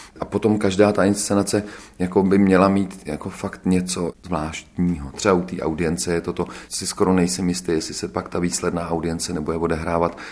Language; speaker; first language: Czech; native; Czech